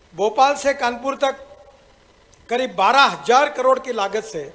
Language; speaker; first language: Hindi; non-native, local second language; Marathi